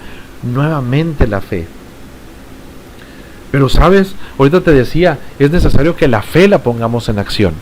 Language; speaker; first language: Spanish; native; Spanish